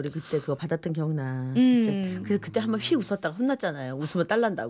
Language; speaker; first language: Korean; native; Korean